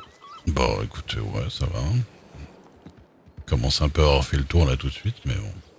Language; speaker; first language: French; native; French